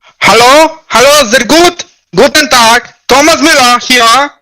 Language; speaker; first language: German; non-native, learner; Polish